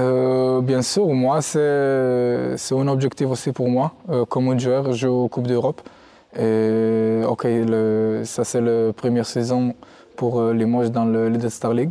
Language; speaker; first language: French; non-native, learner; Hebrew